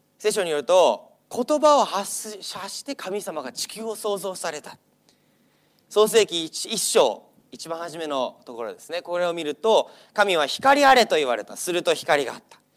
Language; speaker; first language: Japanese; non-native, fluent; English